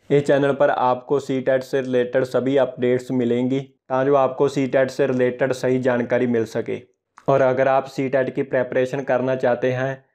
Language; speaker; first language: Hindi; non-native, local second language; Punjabi